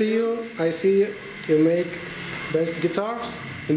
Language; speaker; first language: English; non-native, learner; Russian